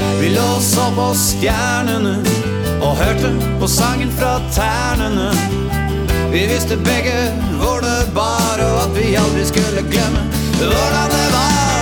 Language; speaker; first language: Norwegian; native; Norwegian